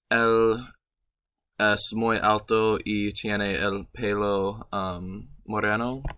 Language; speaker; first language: Spanish; non-native, learner; English